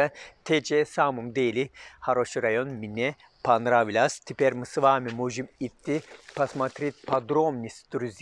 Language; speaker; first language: Russian; non-native, learner; Turkish